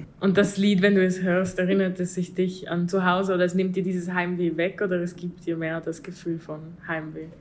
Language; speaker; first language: German; native; German